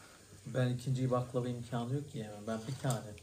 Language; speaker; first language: Turkish; native; Turkish